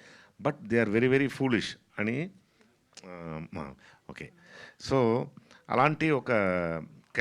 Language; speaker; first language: Telugu; non-native, fluent; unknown